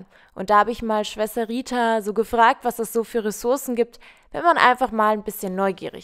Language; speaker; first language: German; native; German